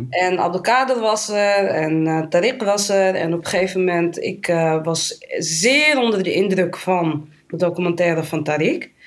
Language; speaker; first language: Dutch; native; Dutch